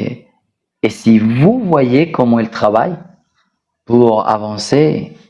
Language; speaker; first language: French; non-native, fluent; Spanish